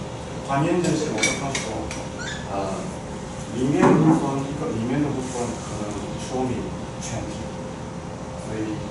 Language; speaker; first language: Chinese; non-native, fluent; Korean